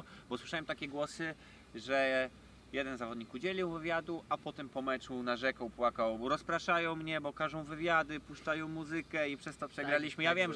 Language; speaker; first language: Polish; native; Polish